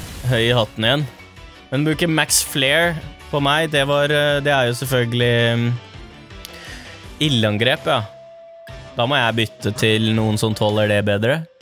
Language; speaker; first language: Norwegian; native; Norwegian